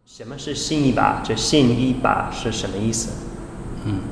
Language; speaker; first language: Chinese; non-native, fluent; English